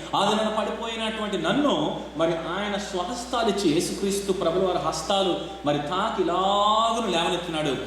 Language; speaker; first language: Telugu; non-native, local second language; Rajasthani